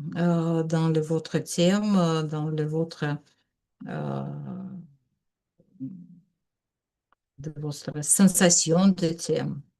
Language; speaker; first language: French; non-native, learner; Russian